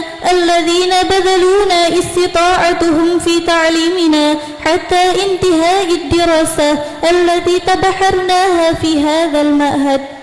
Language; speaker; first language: Arabic; non-native, learner; Indonesian